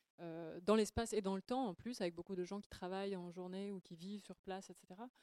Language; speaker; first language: French; native; French